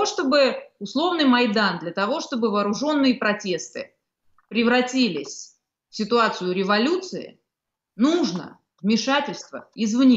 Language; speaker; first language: Russian; native; Russian